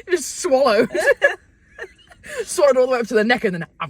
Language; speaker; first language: English; native; English